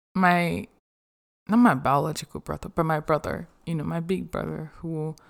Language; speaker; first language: English; non-native, local second language; Yoruba